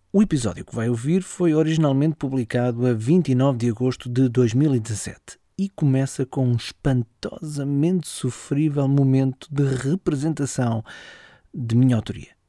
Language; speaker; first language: Portuguese; early bilingual, heritage; Portuguese